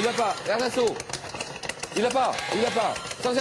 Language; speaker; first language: French; native; French